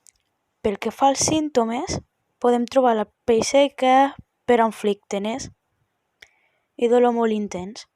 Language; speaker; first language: Catalan; native; Catalan